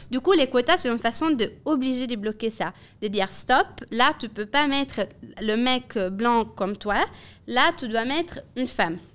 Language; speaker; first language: French; non-native, fluent; Italian